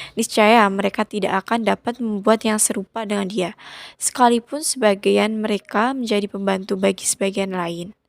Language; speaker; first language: Indonesian; native; Indonesian